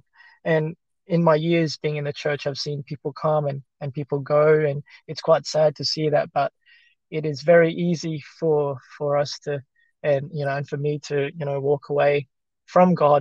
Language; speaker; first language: English; early bilingual, other home language; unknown